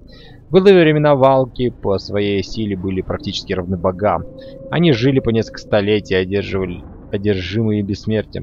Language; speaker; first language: Russian; native; Russian